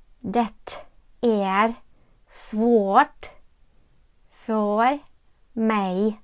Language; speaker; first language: Swedish; non-native, fluent; Ukrainian